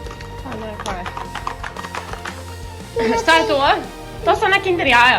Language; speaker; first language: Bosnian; early bilingual, heritage; Serbian